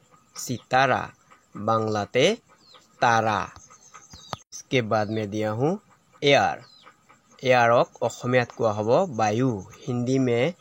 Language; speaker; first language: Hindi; non-native, local second language; Assamese